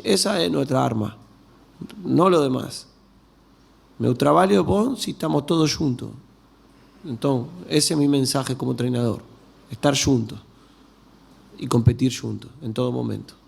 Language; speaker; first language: Portuguese; non-native, learner; Spanish